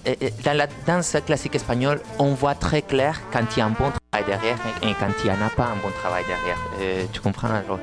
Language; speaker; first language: French; non-native, fluent; Spanish